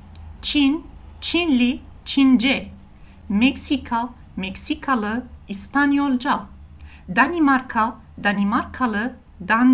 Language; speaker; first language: Turkish; non-native, learner; French